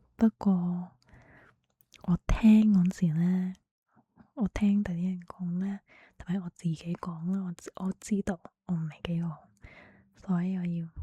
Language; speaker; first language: Cantonese; early bilingual, heritage; Cantonese